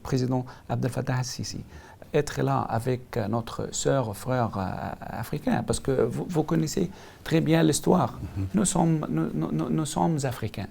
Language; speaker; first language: French; non-native, learner; Arabic